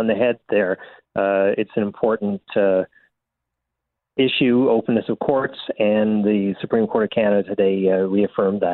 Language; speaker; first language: English; native; English